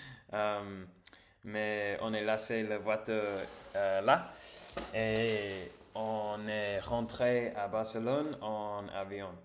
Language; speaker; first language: French; non-native, learner; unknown